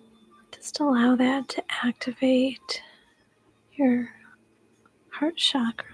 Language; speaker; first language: English; native; English